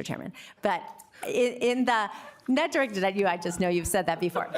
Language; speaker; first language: English; native; English